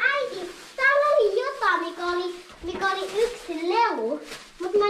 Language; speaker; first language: Finnish; early bilingual, other home language; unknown